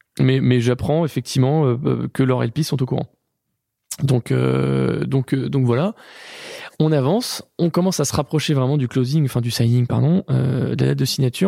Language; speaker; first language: French; native; French